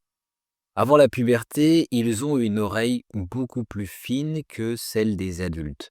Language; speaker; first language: French; native; French